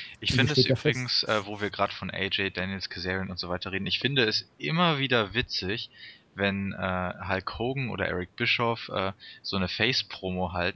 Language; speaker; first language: German; native; German